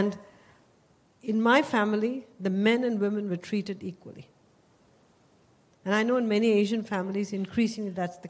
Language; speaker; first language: English; non-native, local second language; Tamil